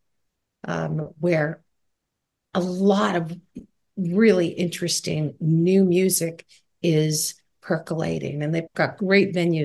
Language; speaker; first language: English; native; English